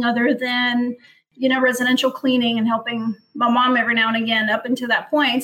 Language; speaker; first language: English; early bilingual, other home language; Spanish